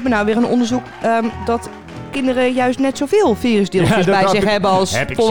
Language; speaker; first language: Dutch; native; Dutch